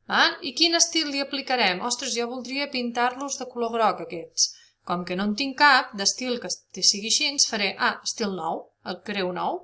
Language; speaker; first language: Catalan; native; Catalan